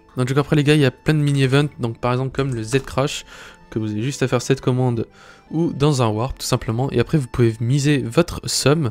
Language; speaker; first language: French; native; French